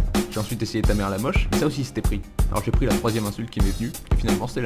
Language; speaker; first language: French; native; French